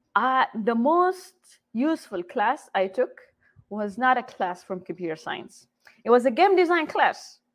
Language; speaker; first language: English; non-native, fluent; Arabic